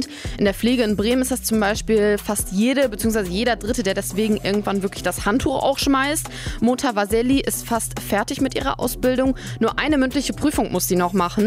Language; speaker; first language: German; native; German